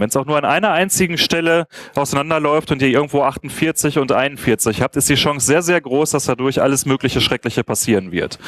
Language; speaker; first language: German; native; German